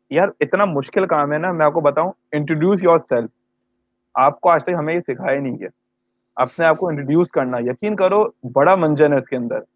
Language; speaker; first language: Urdu; native; Urdu